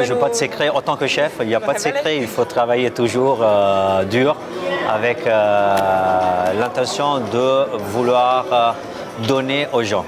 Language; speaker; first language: French; non-native, fluent; Italian